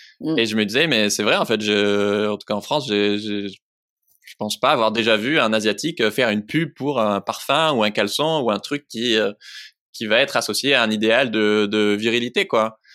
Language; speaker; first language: French; native; French